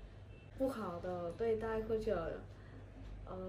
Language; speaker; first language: Chinese; non-native, learner; Vietnamese